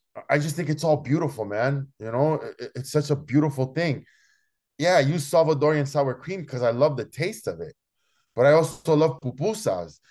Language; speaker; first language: English; early bilingual, other home language; Spanish